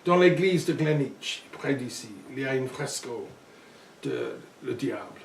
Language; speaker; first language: French; non-native, learner; English